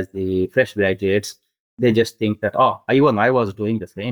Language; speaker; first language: English; non-native, local second language; Kannada